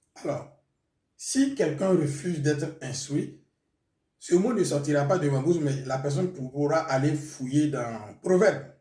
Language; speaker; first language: French; non-native, local second language; Mossi